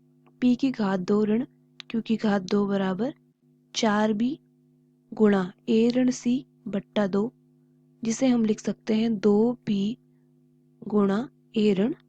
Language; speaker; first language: Hindi; native; Hindi